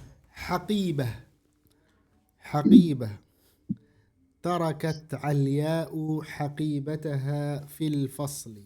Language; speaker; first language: Arabic; non-native, fluent; Indonesian